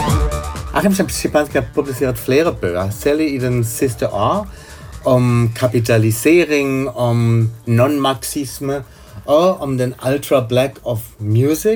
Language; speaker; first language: Danish; non-native, fluent; German